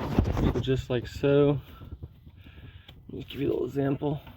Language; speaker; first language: English; native; English